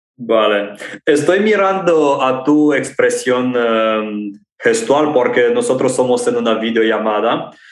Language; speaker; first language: Spanish; non-native, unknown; Romanian